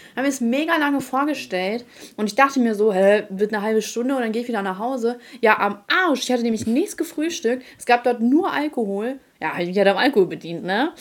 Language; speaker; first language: German; early bilingual, other home language; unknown